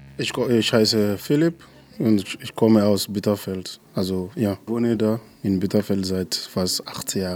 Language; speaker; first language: German; non-native, learner; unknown